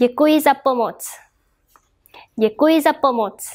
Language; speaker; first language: Czech; non-native, fluent; Vietnamese